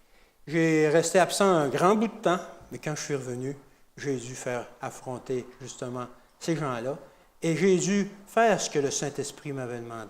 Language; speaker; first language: French; native; French